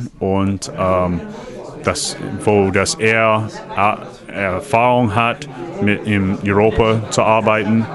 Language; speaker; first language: German; non-native, learner; English